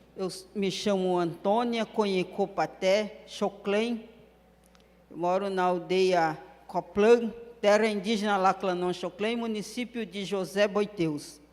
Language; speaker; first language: Portuguese; non-native, local second language; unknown